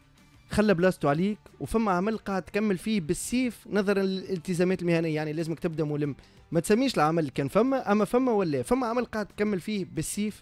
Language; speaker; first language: Arabic; native; Arabic